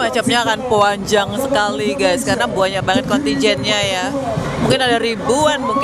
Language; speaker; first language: Indonesian; native; Indonesian